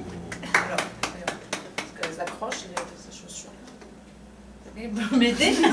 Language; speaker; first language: French; native; French